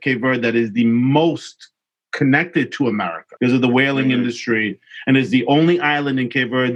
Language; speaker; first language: English; non-native, fluent; Kabuverdianu